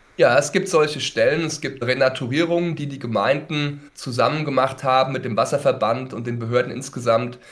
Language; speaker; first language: German; native; German